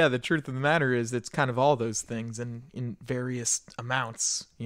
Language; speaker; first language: English; native; English